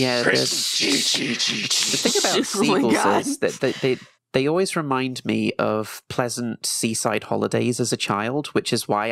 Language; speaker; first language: English; native; English